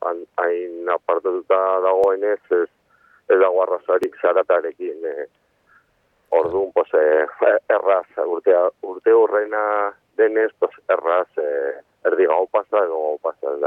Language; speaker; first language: Basque; non-native, local second language; Spanish